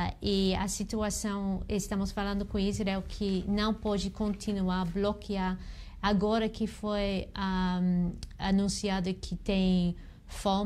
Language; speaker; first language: Portuguese; non-native, learner; English